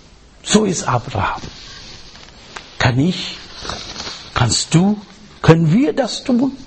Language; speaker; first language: German; non-native, learner; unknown